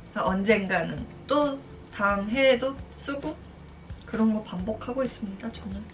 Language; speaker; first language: Korean; non-native, fluent; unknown